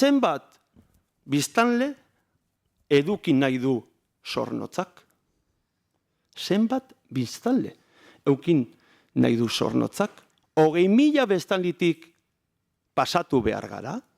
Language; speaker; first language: Basque; native; Basque